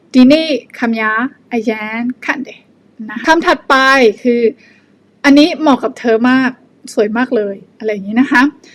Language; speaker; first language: Thai; non-native, fluent; Burmese